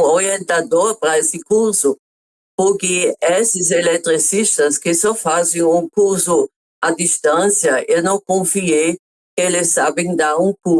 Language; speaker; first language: Portuguese; non-native, fluent; German